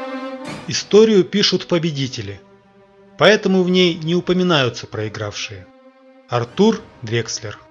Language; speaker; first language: Russian; native; Russian